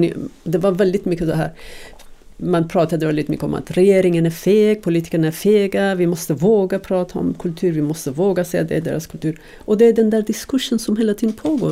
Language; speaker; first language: Swedish; non-native, fluent; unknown